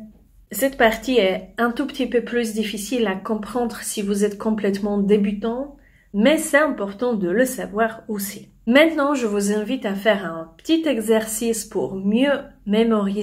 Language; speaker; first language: French; non-native, fluent; Polish